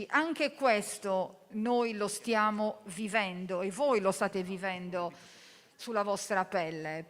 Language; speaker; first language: Italian; native; Italian